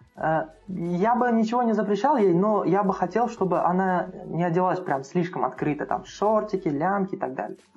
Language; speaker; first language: Russian; non-native, local second language; Uzbek